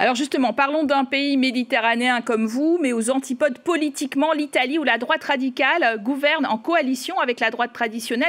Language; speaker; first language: French; native; French